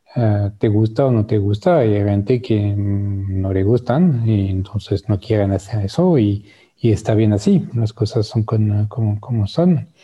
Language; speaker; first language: Spanish; non-native, fluent; French